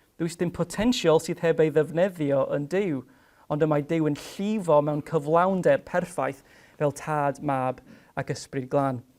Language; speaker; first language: Welsh; non-native, fluent; English